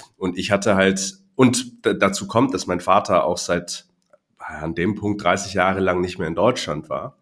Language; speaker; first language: German; non-native, fluent; Cantonese